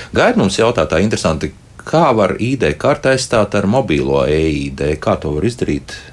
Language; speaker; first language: Latvian; native; Latvian